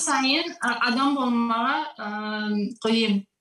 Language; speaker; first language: Turkish; non-native, learner; Russian